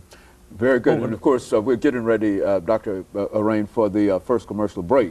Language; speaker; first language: English; native; English